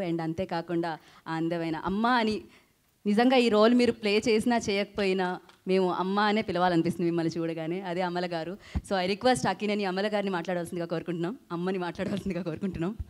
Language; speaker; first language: Telugu; native; Telugu